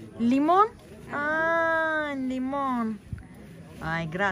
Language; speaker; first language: Spanish; non-native, learner; Turkish